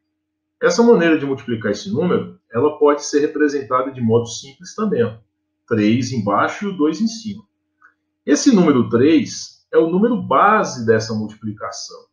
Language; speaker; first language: Portuguese; native; Portuguese